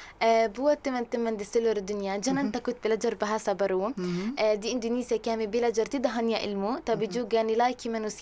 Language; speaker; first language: Indonesian; non-native, learner; Arabic